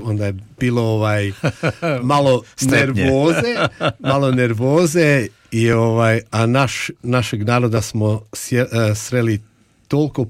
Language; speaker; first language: Croatian; non-native, fluent; English